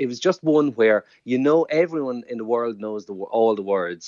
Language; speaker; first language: English; native; English